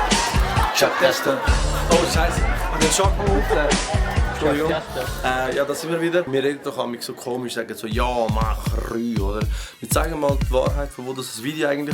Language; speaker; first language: German; native; German